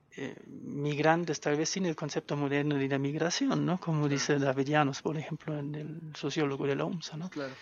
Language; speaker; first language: Spanish; non-native, fluent; German